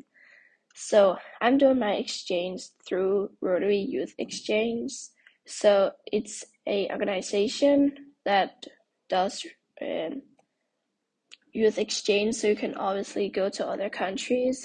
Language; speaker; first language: English; non-native, fluent; Danish